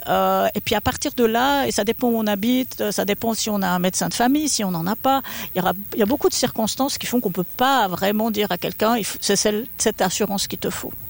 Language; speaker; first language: French; native; French